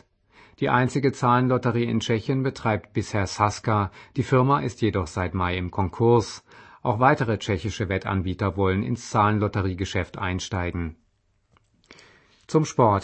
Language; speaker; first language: German; native; German